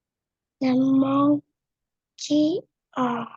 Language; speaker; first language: English; non-native, learner; Vietnamese